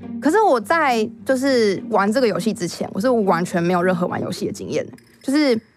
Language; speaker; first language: Chinese; native; Chinese